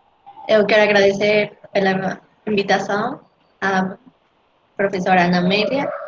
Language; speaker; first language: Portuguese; non-native, learner; Spanish